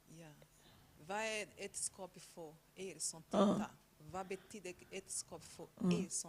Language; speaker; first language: Swedish; non-native, fluent; Portuguese